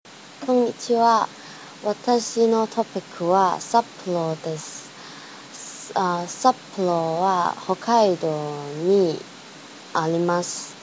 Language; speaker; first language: Japanese; non-native, learner; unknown